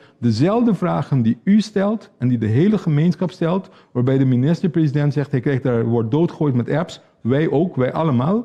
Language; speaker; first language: Dutch; non-native, local second language; Papiamento